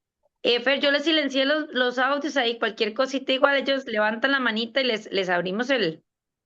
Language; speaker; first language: Spanish; native; Spanish